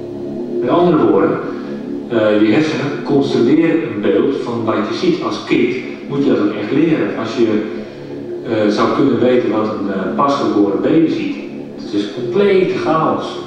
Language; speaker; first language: Dutch; native; Dutch